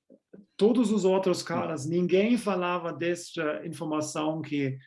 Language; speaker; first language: Portuguese; non-native, fluent; German